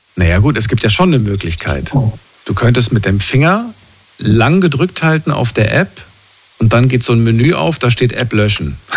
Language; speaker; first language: German; native; German